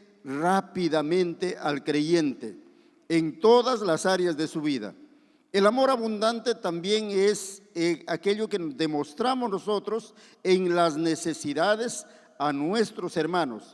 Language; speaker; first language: Spanish; native; Spanish